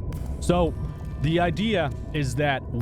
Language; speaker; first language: English; native; English